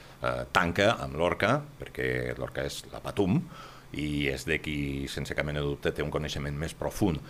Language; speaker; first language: Catalan; native; Catalan